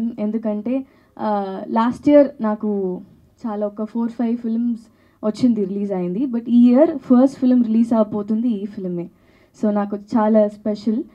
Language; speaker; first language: Telugu; non-native, learner; Tamil